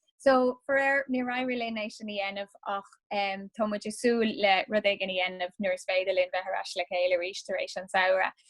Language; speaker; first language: Irish; non-native, local second language; English